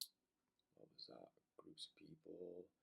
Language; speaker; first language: English; native; English